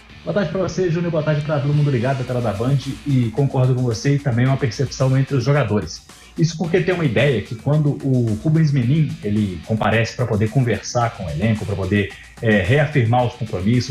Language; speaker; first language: Portuguese; native; Portuguese